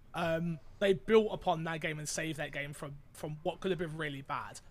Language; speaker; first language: English; native; English